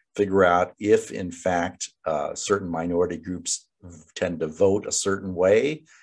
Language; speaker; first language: English; native; English